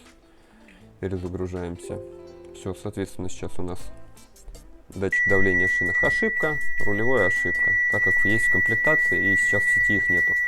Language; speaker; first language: Russian; native; Russian